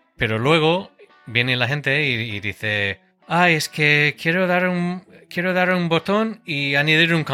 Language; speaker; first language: Spanish; non-native, fluent; English